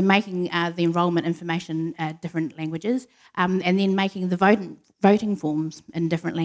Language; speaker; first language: English; native; English